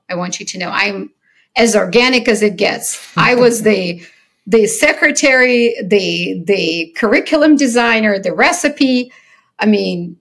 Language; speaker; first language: English; early bilingual, other home language; Ukrainian